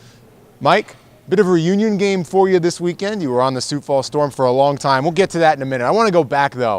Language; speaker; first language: English; native; English